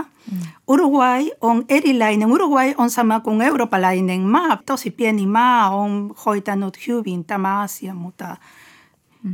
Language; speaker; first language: Finnish; non-native, fluent; Spanish